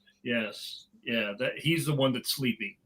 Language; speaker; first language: English; native; English